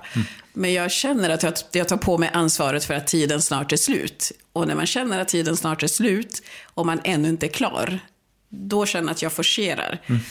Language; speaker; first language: Swedish; early bilingual, other home language; Swahili